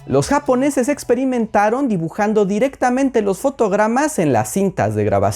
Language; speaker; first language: Spanish; native; Spanish